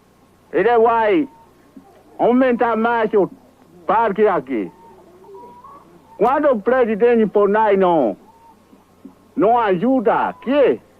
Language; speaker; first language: Portuguese; non-native, local second language; Kayapó